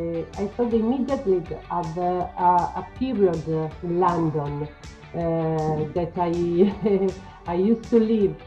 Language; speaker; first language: English; non-native, learner; Italian